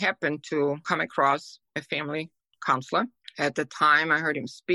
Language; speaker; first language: English; non-native, fluent; German